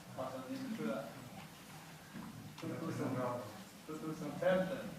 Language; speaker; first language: Danish; non-native, learner; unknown